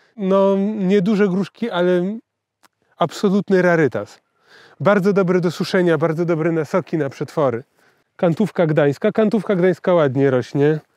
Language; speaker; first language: Polish; native; Polish